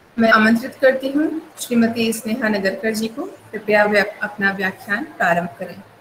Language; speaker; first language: Hindi; native; Hindi